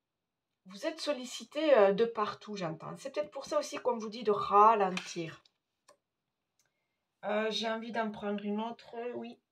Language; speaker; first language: French; native; French